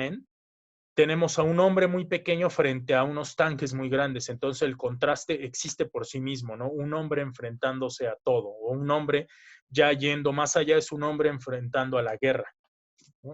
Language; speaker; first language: Spanish; native; Spanish